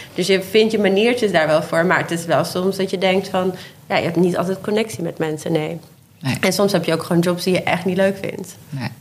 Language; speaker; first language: Dutch; native; Dutch